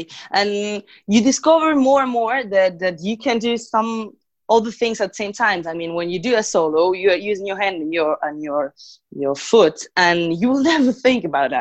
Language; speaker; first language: English; non-native, fluent; Spanish